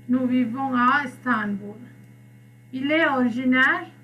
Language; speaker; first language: French; non-native, fluent; Sinhala